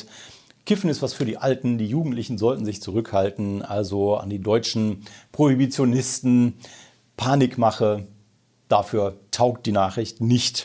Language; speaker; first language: German; native; German